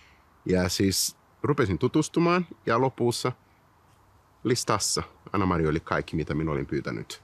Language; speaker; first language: Finnish; non-native, fluent; Portuguese